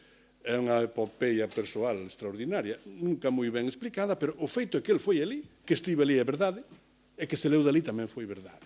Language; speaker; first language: Galician; native; Galician